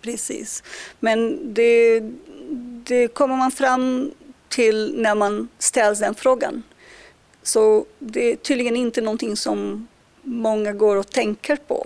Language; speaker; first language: Swedish; non-native, fluent; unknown